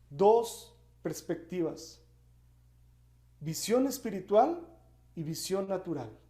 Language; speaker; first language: Spanish; native; Spanish